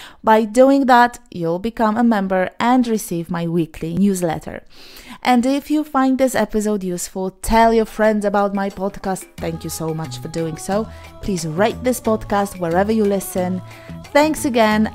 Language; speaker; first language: English; non-native, fluent; Polish